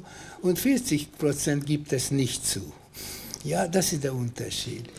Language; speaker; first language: German; non-native, fluent; Hungarian